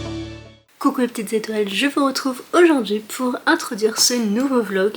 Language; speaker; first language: French; native; French